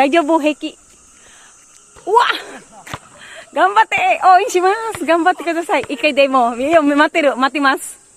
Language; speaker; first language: Japanese; non-native, learner; Filipino